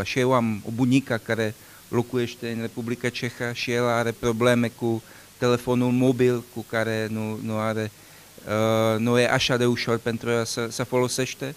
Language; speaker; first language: Romanian; non-native, learner; Czech